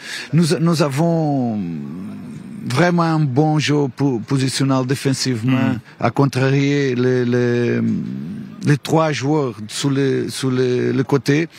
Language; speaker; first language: French; non-native, learner; Portuguese